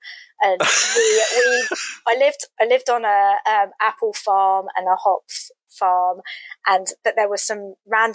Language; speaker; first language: English; native; English